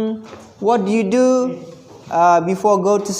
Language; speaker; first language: English; non-native, fluent; Indonesian